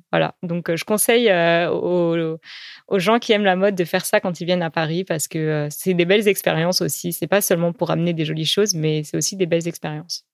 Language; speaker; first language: French; native; French